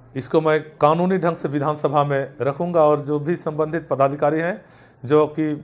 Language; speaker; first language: Hindi; native; Hindi